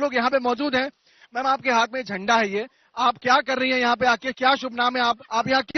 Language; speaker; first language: Hindi; native; Hindi